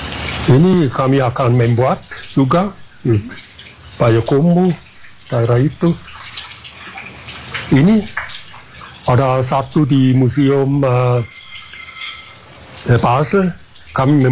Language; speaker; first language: Indonesian; non-native, fluent; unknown